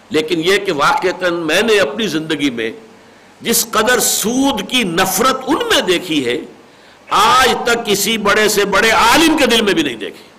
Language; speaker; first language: Urdu; native; Urdu